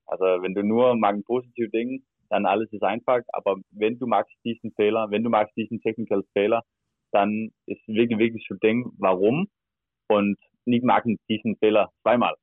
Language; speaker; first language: German; non-native, learner; Danish